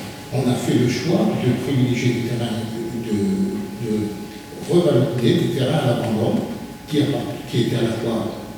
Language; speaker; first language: French; native; French